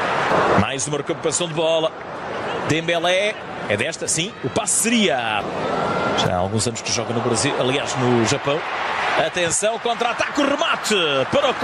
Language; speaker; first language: Portuguese; native; Portuguese